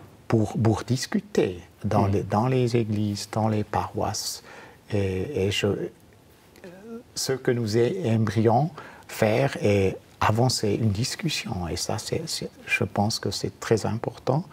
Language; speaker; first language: French; non-native, fluent; German